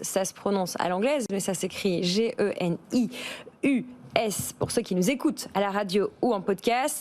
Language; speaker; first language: French; native; French